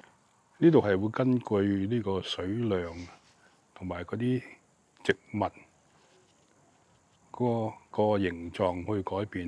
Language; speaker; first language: Cantonese; native; Cantonese